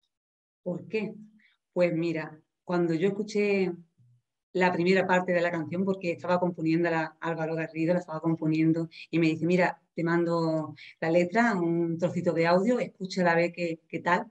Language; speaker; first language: Spanish; native; Spanish